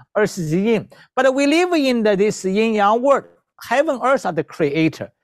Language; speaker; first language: English; non-native, learner; Chinese